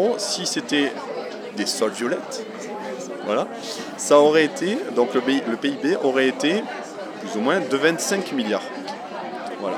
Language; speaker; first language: French; native; French